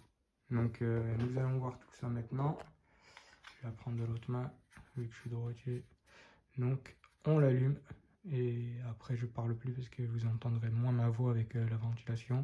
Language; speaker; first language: French; native; French